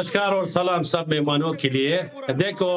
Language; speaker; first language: Hindi; non-native, fluent; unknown